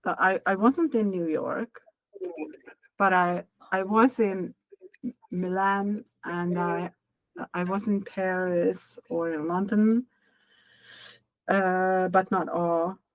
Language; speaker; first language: English; non-native, learner; Hungarian